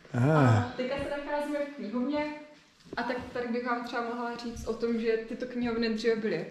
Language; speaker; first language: Czech; native; Czech